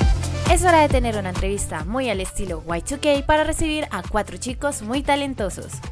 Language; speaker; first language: Spanish; native; Spanish